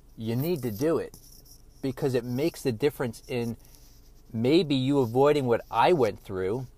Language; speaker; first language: English; native; English